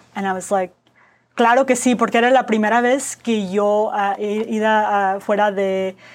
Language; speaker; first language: Spanish; early bilingual, heritage; Spanish